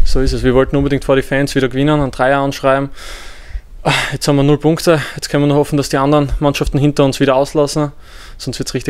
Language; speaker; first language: German; native; German